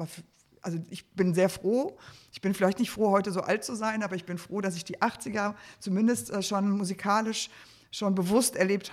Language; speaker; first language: German; native; German